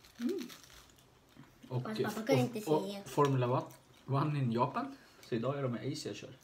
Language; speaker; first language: Swedish; native; Swedish